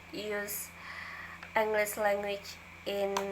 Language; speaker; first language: English; non-native, learner; Indonesian